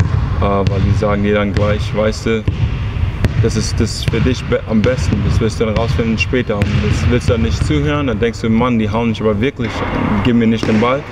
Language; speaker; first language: German; early bilingual, heritage; English